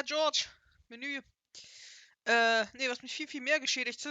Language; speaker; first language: German; native; German